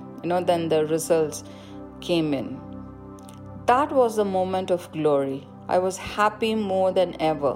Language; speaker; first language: English; non-native, local second language; Tamil